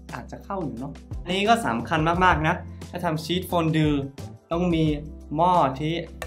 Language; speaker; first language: Thai; non-native, fluent; English